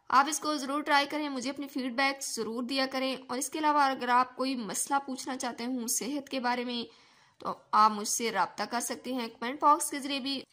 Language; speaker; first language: Urdu; native; Urdu